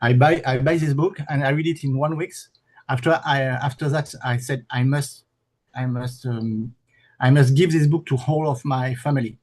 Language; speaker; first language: English; non-native, learner; French